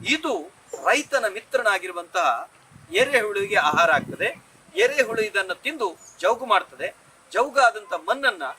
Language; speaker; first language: Kannada; non-native, local second language; Tulu